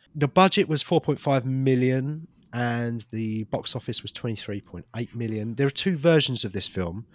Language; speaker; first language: English; native; English